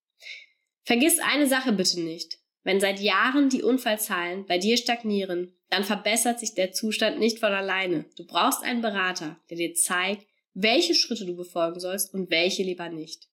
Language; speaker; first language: German; native; German